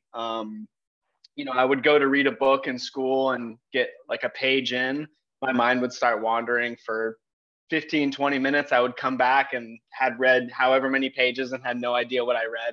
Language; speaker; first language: English; native; English